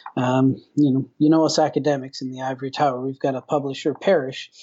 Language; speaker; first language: English; native; English